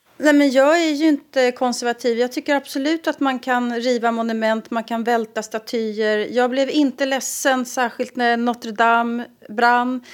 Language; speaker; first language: Swedish; native; Swedish